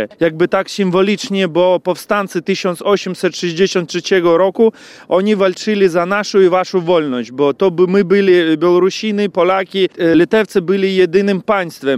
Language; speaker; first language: Polish; non-native, learner; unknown